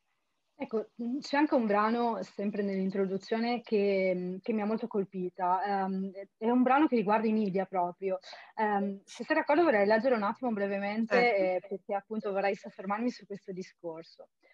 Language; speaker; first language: Italian; native; Italian